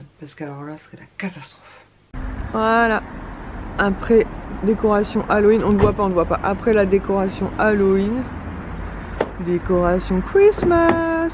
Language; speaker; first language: French; native; French